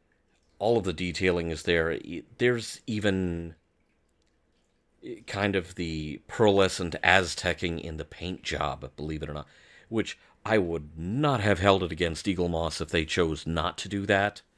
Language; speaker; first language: English; native; English